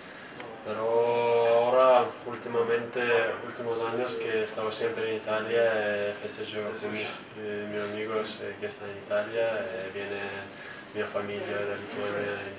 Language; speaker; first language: Spanish; non-native, learner; Lithuanian